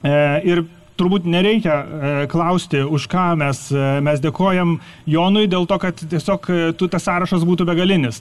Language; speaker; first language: Lithuanian; native; Lithuanian